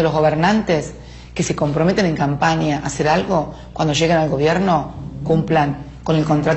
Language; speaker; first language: Spanish; native; Spanish